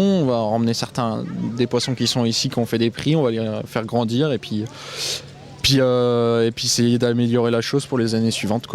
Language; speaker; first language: French; native; French